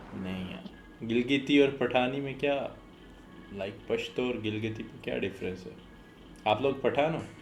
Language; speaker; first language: Urdu; non-native, local second language; Punjabi